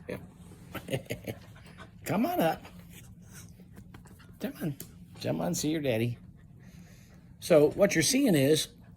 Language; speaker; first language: English; native; English